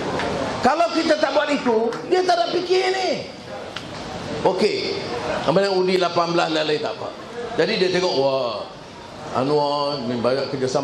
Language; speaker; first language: Malay; native; Malay